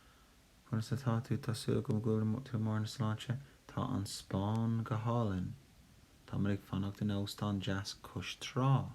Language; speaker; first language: Irish; non-native, local second language; English